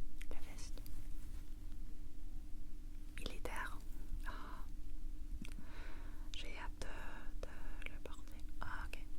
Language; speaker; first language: French; non-native, fluent; English